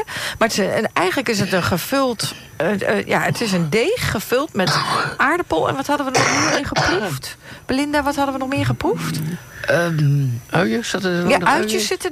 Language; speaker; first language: Dutch; native; Dutch